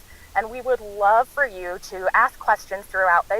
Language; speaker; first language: English; native; English